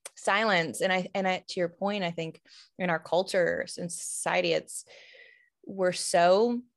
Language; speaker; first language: English; native; English